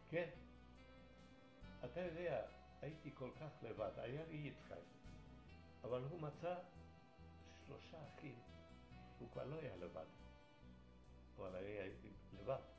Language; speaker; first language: Hebrew; non-native, fluent; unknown